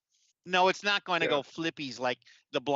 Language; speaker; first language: English; native; English